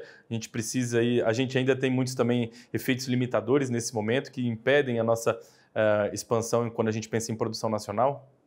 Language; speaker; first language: Portuguese; native; Portuguese